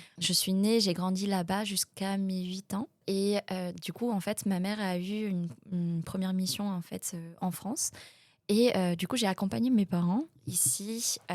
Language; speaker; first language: French; early bilingual, other home language; Vietnamese